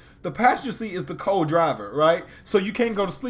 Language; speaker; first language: English; native; English